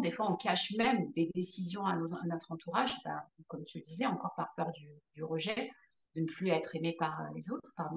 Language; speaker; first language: French; native; French